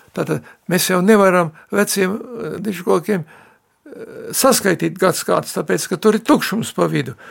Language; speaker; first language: Latvian; native; Latvian